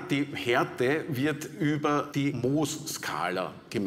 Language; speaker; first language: German; native; German